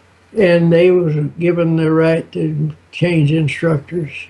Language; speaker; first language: English; native; English